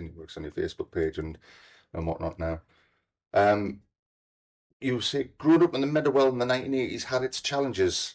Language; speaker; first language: English; native; English